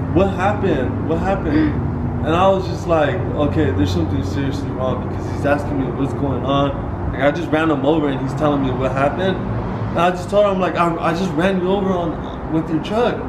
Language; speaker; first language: English; early bilingual, other home language; Spanish